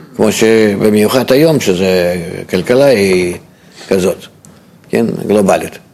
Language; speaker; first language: Hebrew; non-native, fluent; Russian